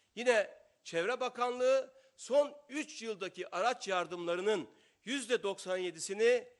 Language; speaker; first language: Turkish; native; Turkish